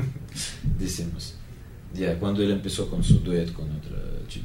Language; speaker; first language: Spanish; non-native, learner; Russian